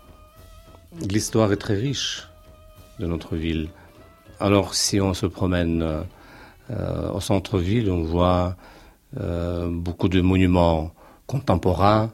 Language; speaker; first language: French; non-native, fluent; Russian